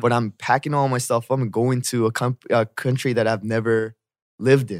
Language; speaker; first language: English; early bilingual, other home language; Korean